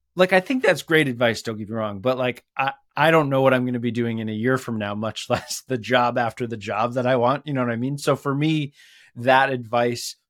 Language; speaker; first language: English; native; English